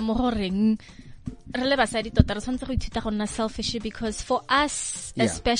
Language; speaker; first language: English; non-native, local second language; Tswana